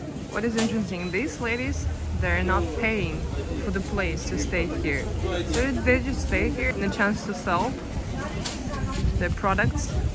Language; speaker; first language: English; non-native, fluent; Russian